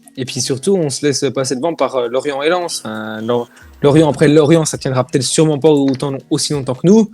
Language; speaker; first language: French; native; French